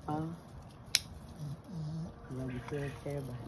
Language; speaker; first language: Filipino; non-native, local second language; Hiligaynon